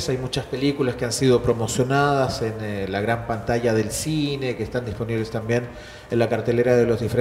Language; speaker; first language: Spanish; native; Spanish